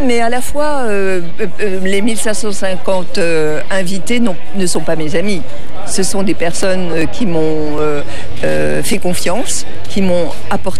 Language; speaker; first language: French; native; French